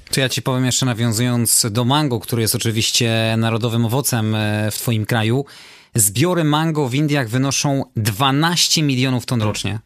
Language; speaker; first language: Polish; native; Polish